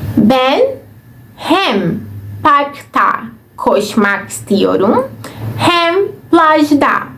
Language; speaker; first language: Turkish; non-native, fluent; Portuguese